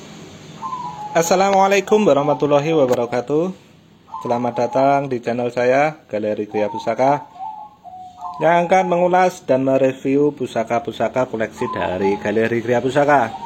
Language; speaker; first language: Indonesian; non-native, local second language; Javanese